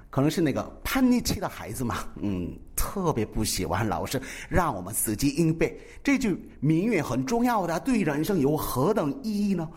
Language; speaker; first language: Chinese; non-native, fluent; Korean